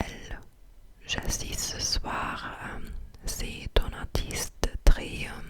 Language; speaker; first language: French; non-native, fluent; English